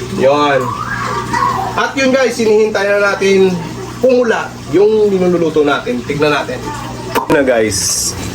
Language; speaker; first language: Filipino; non-native, local second language; Hiligaynon